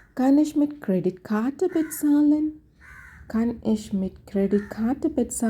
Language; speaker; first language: German; non-native, learner; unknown